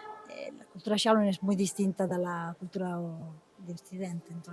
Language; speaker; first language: Spanish; non-native, fluent; Italian